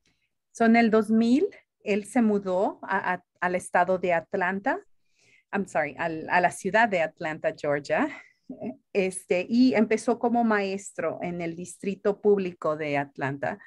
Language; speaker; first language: Spanish; early bilingual, heritage; Spanish